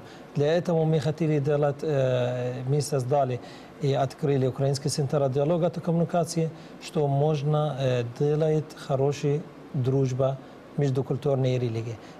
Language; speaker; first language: Russian; non-native, learner; Arabic